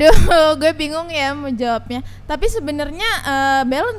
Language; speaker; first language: Indonesian; native; Indonesian